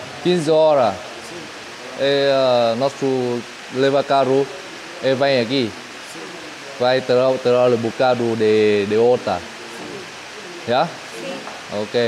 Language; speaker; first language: Portuguese; non-native, learner; Vietnamese